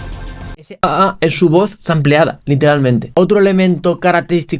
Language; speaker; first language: Spanish; native; Spanish